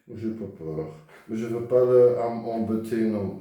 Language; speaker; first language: French; non-native, fluent; Dutch